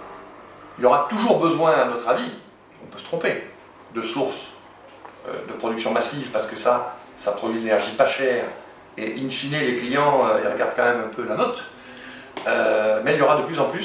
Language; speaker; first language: French; native; French